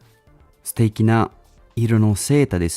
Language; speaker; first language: Japanese; non-native, learner; English